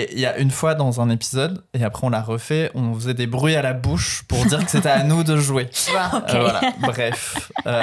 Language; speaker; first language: French; native; French